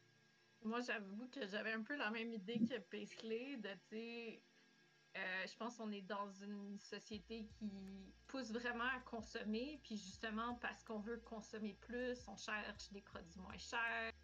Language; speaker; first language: French; native; French